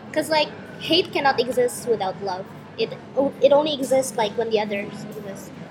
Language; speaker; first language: English; early bilingual, heritage; English